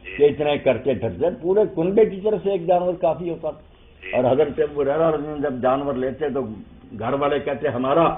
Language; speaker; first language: Urdu; non-native, local second language; Punjabi